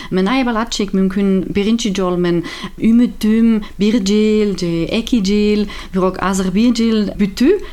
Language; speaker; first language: Kyrgyz; non-native, learner; German